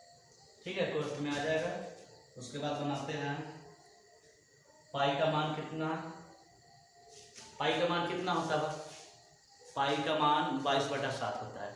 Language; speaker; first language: Hindi; native; Hindi